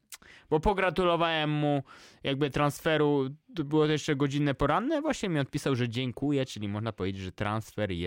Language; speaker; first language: Polish; native; Polish